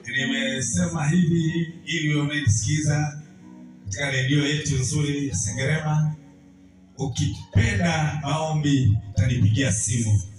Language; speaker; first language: Swahili; native; Swahili